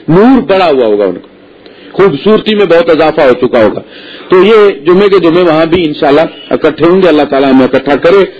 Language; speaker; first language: Urdu; non-native, local second language; Punjabi